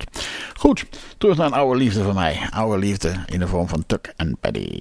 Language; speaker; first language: Dutch; native; Dutch